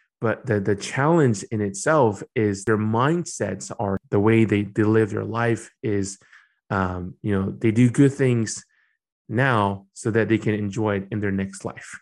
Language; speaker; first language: English; early bilingual, other home language; Burmese